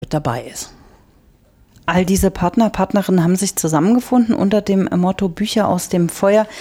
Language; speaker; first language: German; native; German